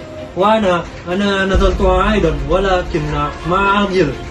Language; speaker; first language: Arabic; non-native, learner; Indonesian